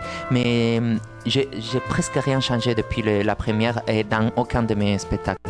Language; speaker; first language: French; non-native, fluent; Spanish